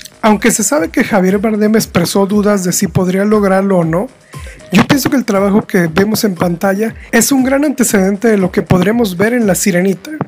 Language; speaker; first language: Spanish; native; Spanish